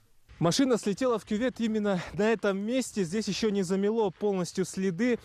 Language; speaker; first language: Russian; native; Russian